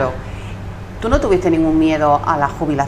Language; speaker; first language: Spanish; native; Spanish